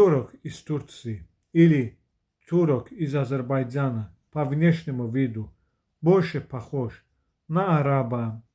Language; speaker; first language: Russian; non-native, fluent; Azerbaijani